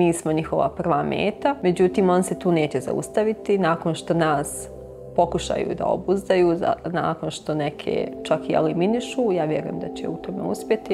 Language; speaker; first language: Bosnian; native; Bosnian